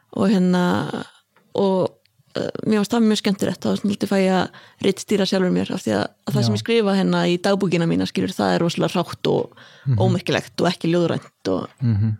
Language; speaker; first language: Icelandic; native; Icelandic